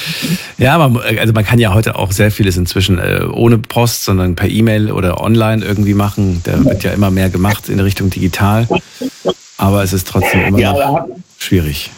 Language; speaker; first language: German; native; German